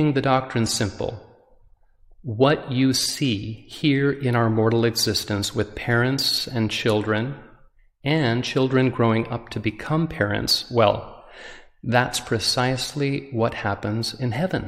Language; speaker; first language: English; native; English